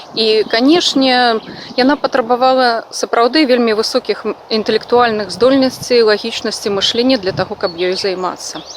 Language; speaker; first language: Belarusian; non-native, local second language; Russian